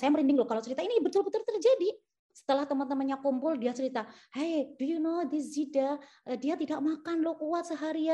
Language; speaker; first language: Indonesian; native; Indonesian